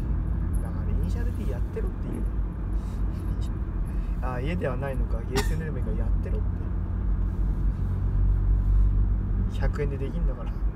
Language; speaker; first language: Japanese; native; Japanese